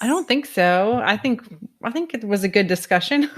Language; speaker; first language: English; native; English